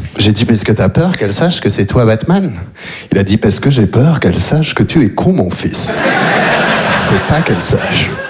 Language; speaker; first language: French; native; French